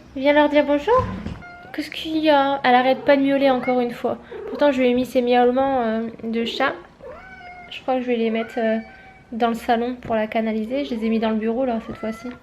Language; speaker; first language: French; native; French